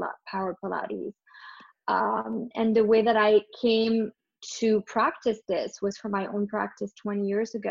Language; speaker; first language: English; native; English